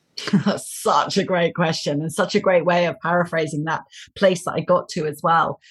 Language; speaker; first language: English; native; English